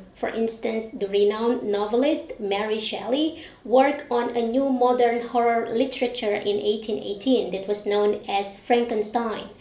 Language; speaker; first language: English; non-native, fluent; Indonesian